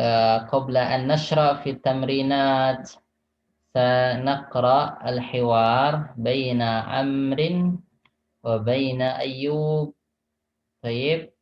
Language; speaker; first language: Arabic; non-native, fluent; Indonesian